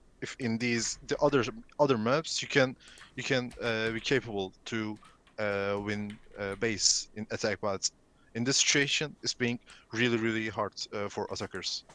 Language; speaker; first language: English; non-native, learner; Turkish